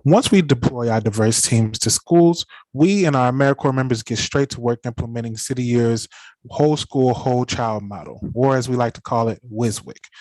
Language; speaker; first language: English; native; English